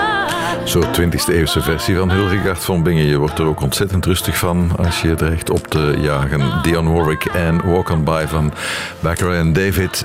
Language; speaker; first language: Dutch; native; Dutch